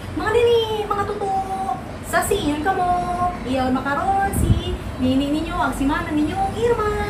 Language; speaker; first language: Filipino; non-native, local second language; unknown